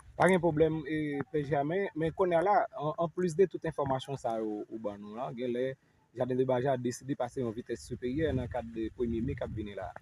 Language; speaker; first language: Haitian Creole; native; Haitian Creole